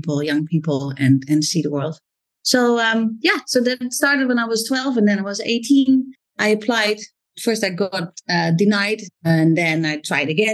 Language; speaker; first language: English; non-native, fluent; Dutch